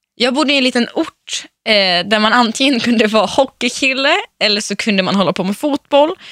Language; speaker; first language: Swedish; early bilingual, other home language; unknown